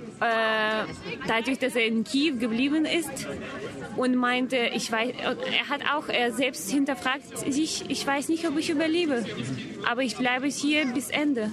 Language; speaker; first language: German; non-native, fluent; Ukrainian